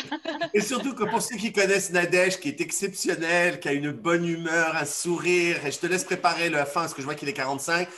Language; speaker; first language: French; native; French